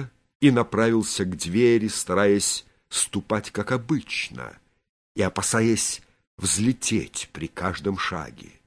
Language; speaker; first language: Russian; native; Russian